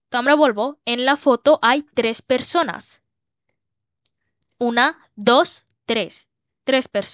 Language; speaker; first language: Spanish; non-native, fluent; Bangla